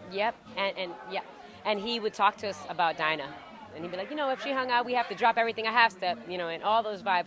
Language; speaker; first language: English; native; English